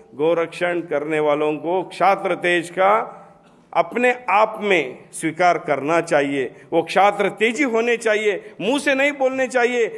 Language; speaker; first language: Hindi; non-native, local second language; Marathi